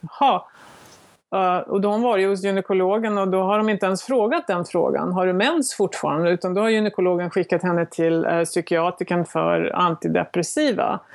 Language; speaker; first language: Swedish; native; Swedish